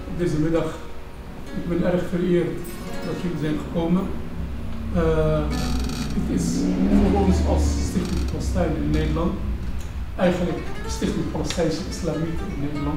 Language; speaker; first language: Dutch; non-native, learner; Arabic